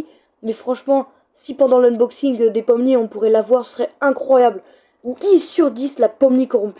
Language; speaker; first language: French; native; French